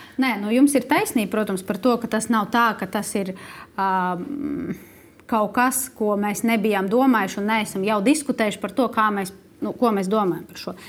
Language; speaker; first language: Latvian; non-native, local second language; Russian